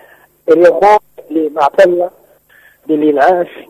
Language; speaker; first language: Spanish; non-native, fluent; Arabic